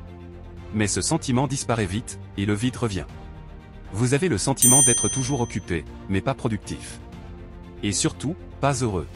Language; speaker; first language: French; native; French